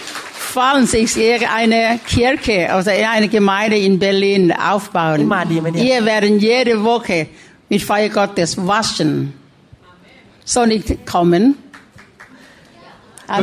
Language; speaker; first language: German; non-native, learner; Thai